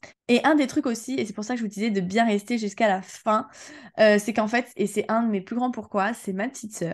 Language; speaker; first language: French; native; French